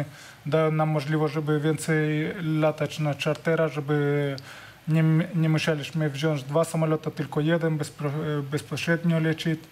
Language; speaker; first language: Polish; non-native, fluent; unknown